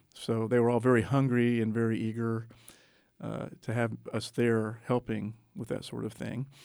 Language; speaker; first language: English; native; English